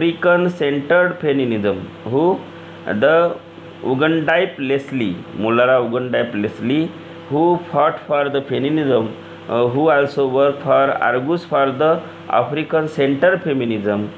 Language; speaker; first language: English; non-native, local second language; Marathi